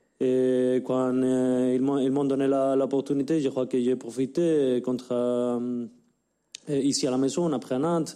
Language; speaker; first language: French; non-native, learner; Spanish